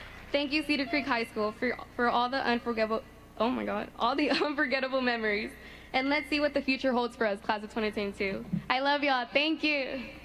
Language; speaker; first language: English; early bilingual, other home language; Spanish